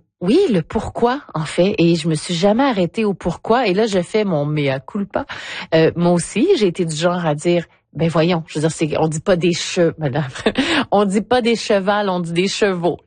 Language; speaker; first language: French; native; French